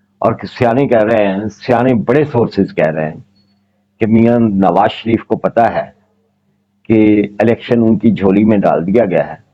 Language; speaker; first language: Urdu; non-native, local second language; Punjabi